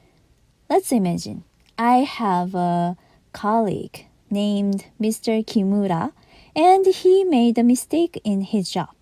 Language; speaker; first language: English; non-native, fluent; Japanese